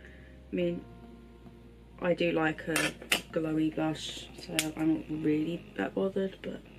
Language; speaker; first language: English; native; English